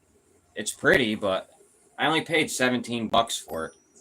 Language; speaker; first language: English; native; English